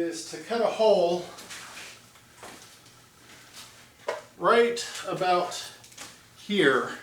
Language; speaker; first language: English; native; English